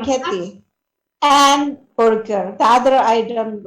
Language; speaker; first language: English; non-native, learner; Indonesian